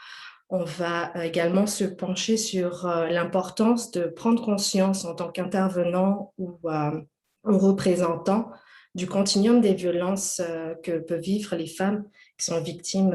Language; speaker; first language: French; native; French